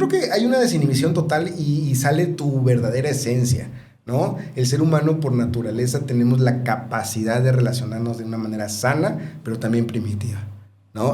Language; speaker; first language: Spanish; native; Spanish